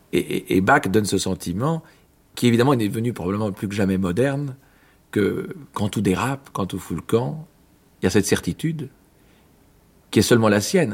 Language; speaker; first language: French; native; French